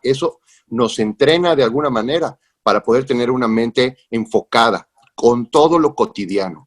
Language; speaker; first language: Spanish; native; Spanish